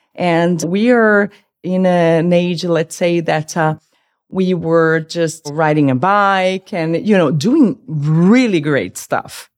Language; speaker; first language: English; non-native, fluent; Portuguese